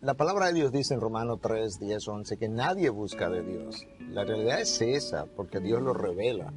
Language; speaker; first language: Spanish; native; Spanish